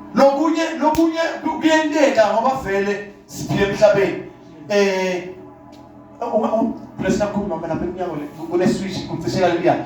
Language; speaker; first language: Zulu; non-native, local second language; Swati